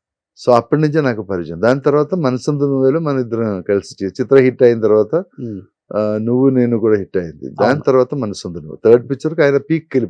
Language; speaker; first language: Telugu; non-native, fluent; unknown